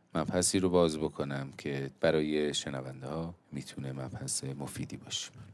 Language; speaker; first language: Persian; native; Persian